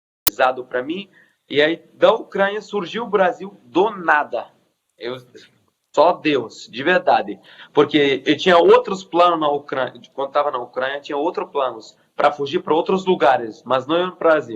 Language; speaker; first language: Portuguese; non-native, fluent; Arabic